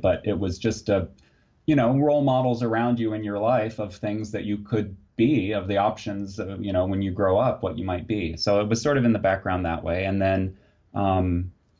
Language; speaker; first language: English; native; English